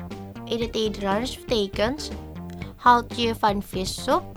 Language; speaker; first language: Dutch; non-native, learner; Indonesian